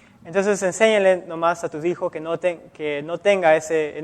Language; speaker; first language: Spanish; native; Spanish